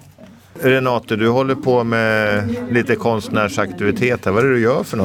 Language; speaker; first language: Swedish; native; Swedish